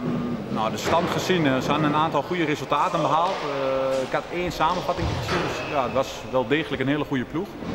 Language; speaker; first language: Dutch; native; Dutch